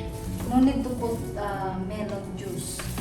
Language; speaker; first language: English; non-native, learner; Filipino